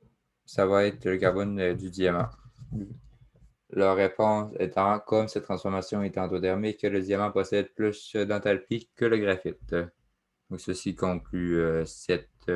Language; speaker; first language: French; native; French